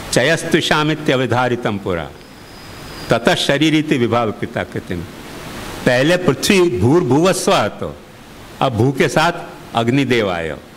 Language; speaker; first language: Hindi; native; Hindi